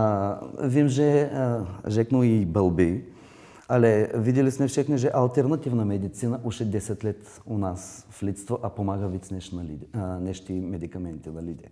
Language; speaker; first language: Czech; non-native, learner; Bulgarian